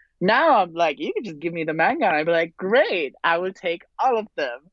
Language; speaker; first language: English; non-native, fluent; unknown